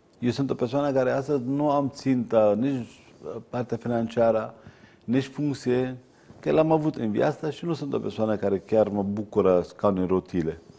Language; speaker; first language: Romanian; non-native, fluent; Arabic